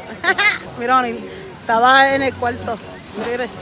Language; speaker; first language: Spanish; early bilingual, heritage; Spanish